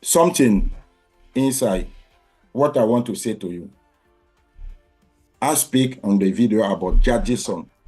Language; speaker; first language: English; non-native, learner; French